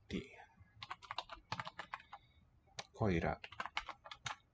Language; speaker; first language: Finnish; non-native, learner; English